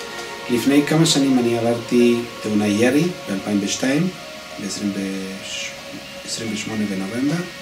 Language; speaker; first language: Hebrew; non-native, fluent; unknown